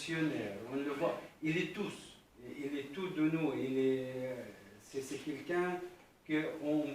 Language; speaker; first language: French; non-native, fluent; Arabic